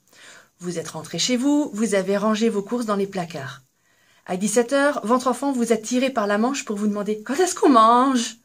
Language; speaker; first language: French; native; French